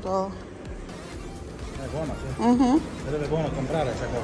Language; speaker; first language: Spanish; non-native, learner; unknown